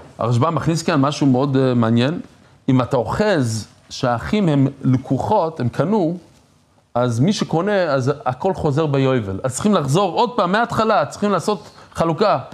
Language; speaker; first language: Hebrew; non-native, fluent; English